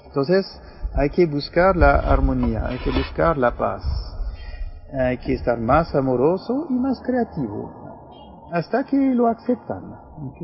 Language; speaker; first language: Spanish; non-native, fluent; French